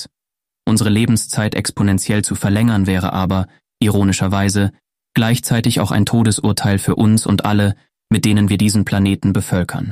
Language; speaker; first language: German; native; German